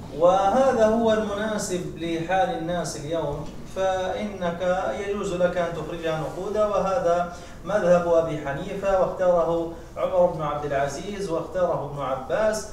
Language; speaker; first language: Arabic; native; Arabic